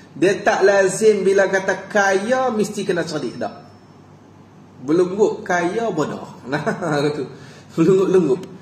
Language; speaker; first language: Malay; native; Malay